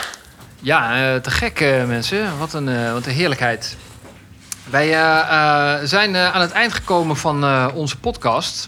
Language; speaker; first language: Dutch; native; Dutch